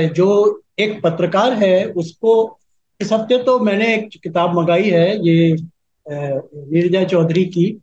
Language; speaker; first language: Hindi; native; Hindi